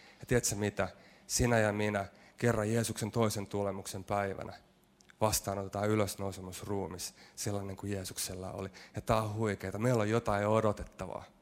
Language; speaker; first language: Finnish; native; Finnish